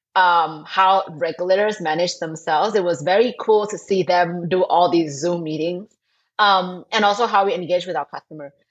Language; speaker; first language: English; non-native, fluent; Thai